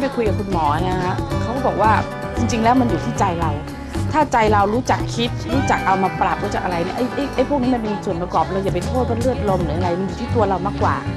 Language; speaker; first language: Thai; native; Thai